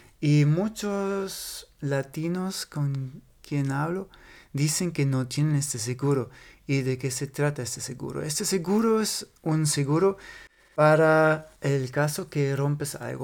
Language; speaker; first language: Spanish; non-native, fluent; German